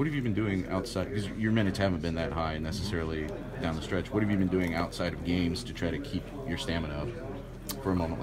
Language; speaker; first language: English; native; English